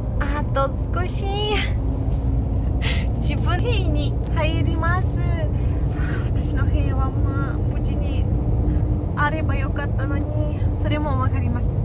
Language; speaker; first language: Japanese; non-native, fluent; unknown